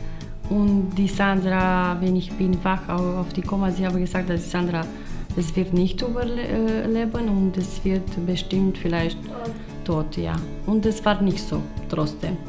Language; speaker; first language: German; non-native, learner; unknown